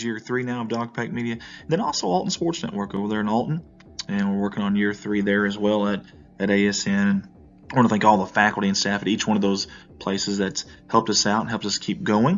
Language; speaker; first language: English; native; English